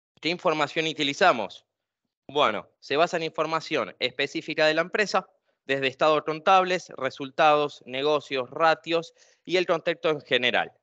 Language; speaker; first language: Spanish; native; Spanish